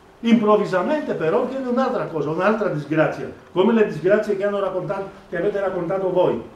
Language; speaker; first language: Italian; non-native, fluent; Greek